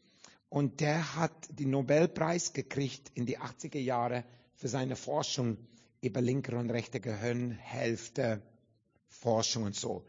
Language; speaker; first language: German; non-native, fluent; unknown